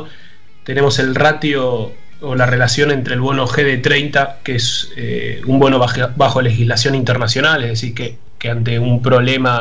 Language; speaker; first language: Spanish; native; Spanish